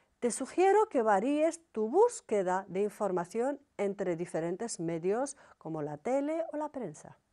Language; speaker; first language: Spanish; non-native, fluent; Arabic